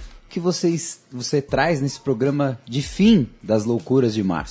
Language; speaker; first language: Portuguese; native; Portuguese